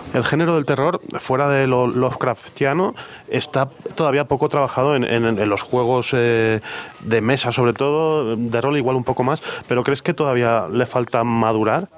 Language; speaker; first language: Spanish; non-native, local second language; Catalan